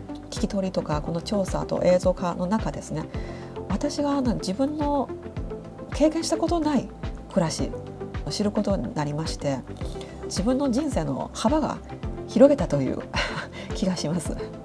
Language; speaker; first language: Japanese; non-native, fluent; Chinese